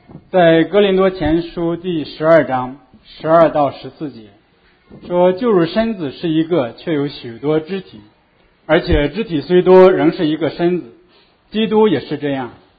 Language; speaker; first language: Chinese; native; Chinese